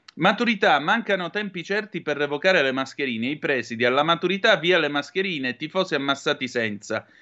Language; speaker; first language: Italian; native; Italian